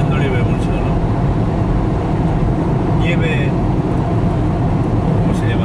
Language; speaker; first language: Spanish; non-native, learner; French